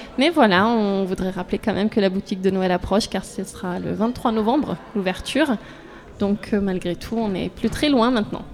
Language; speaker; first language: French; native; French